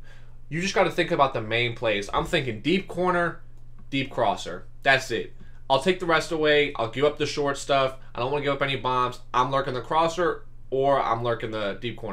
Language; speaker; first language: English; native; English